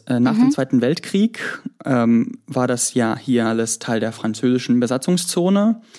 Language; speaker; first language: German; early bilingual, other home language; Greek